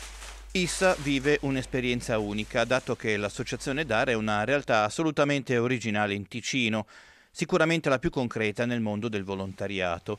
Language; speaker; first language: Italian; native; Italian